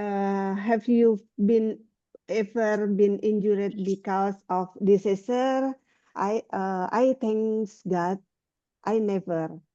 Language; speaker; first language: English; non-native, learner; Indonesian